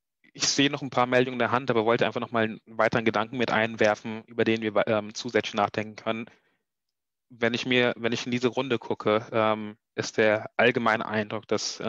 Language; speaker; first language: German; native; German